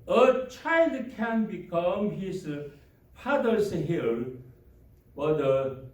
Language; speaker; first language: English; non-native, learner; Korean